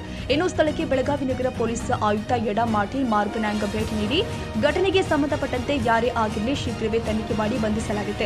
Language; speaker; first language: Kannada; native; Kannada